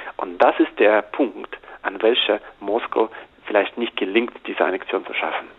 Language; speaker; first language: German; non-native, fluent; Russian